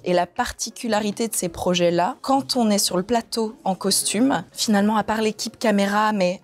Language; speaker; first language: French; native; French